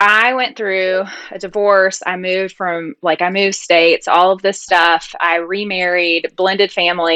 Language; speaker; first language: English; native; English